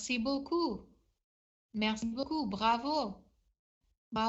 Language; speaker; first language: French; non-native, fluent; English